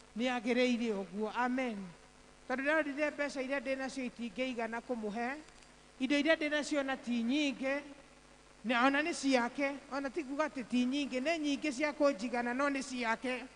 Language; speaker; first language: Kikuyu; non-native, local second language; Embu